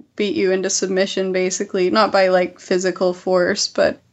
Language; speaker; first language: English; native; English